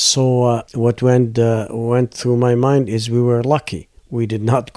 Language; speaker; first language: English; non-native, fluent; Arabic